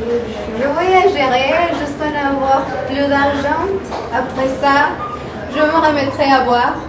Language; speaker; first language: French; non-native, learner; Spanish